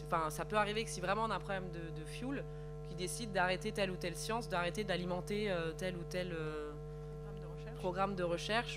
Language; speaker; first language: French; native; French